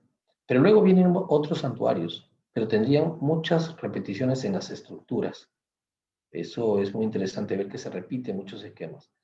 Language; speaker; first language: Spanish; native; Spanish